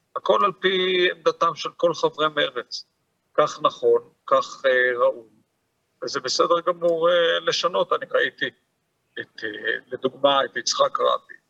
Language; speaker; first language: Hebrew; native; Hebrew